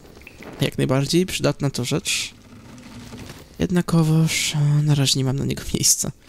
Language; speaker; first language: Polish; native; Polish